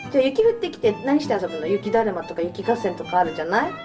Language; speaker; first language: Japanese; native; Japanese